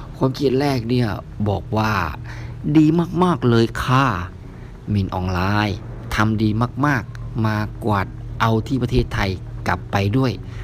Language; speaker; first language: Thai; native; Thai